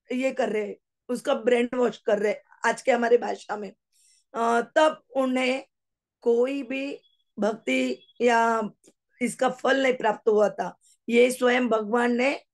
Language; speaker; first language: Hindi; non-native, local second language; Marathi